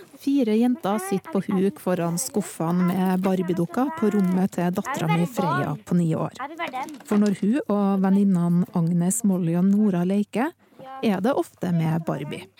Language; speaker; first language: Norwegian; native; Norwegian